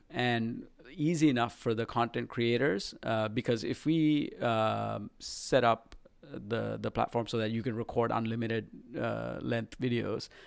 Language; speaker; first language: English; non-native, local second language; Sinhala